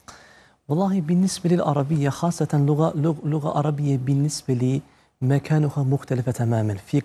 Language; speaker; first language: Arabic; non-native, fluent; Turkish